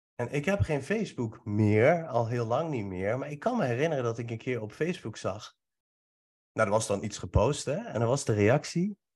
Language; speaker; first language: Dutch; early bilingual, other home language; Persian